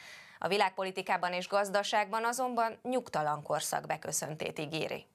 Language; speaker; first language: Hungarian; native; Hungarian